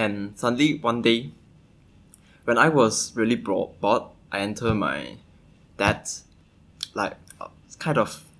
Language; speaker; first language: English; non-native, local second language; Chinese